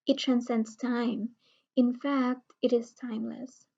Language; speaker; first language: English; non-native, local second language; Filipino